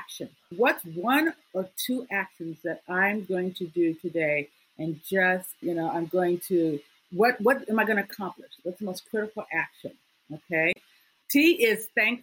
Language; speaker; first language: English; native; English